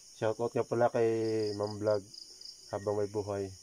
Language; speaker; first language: Filipino; non-native, local second language; Hiligaynon